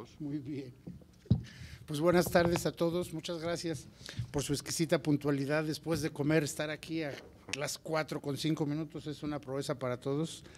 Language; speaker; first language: Spanish; native; Spanish